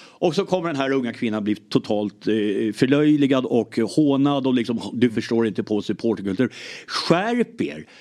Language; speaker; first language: Swedish; early bilingual, other home language; English